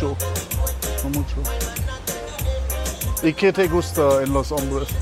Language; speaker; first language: Spanish; non-native, learner; German